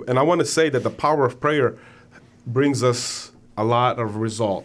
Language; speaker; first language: English; non-native, fluent; Ukrainian